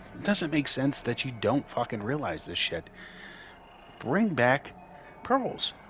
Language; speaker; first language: English; native; English